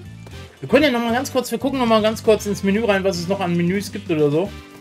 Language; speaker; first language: German; native; German